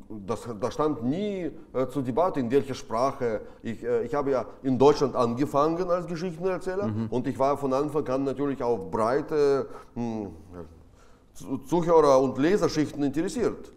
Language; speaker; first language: German; non-native, fluent; Russian